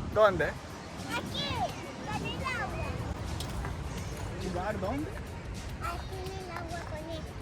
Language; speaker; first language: Spanish; early bilingual, other home language; Ukrainian